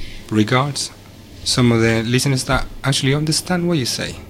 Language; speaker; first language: English; non-native, fluent; Spanish